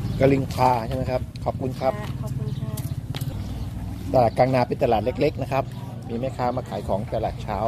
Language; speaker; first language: Thai; native; Thai